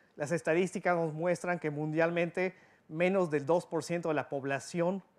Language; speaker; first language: Spanish; early bilingual, other home language; English